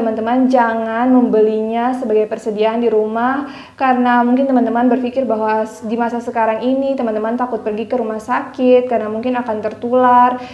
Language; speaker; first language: Indonesian; native; Indonesian